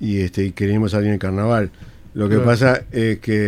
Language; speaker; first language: Spanish; native; Spanish